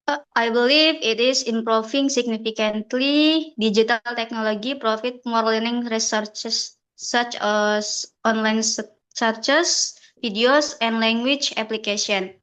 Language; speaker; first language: English; non-native, fluent; Indonesian